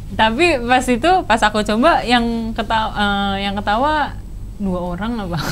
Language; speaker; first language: Indonesian; non-native, local second language; Javanese